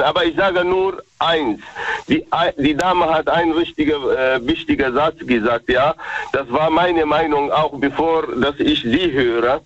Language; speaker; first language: German; non-native, learner; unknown